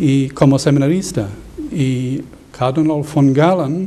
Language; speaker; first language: Spanish; non-native, learner; English